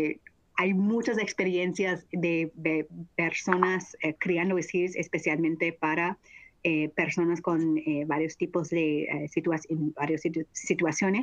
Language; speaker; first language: Spanish; non-native, fluent; English